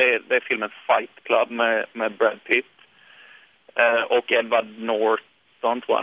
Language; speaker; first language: Swedish; native; Swedish